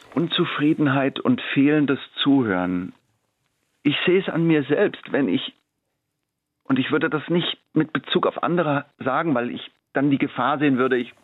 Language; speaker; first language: German; native; German